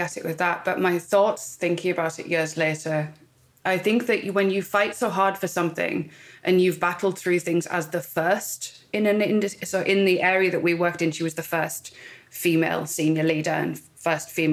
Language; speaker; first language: English; native; English